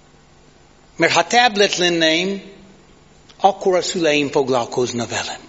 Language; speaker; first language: Hungarian; non-native, fluent; English